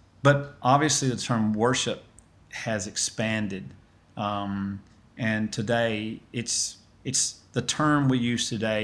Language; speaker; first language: English; native; English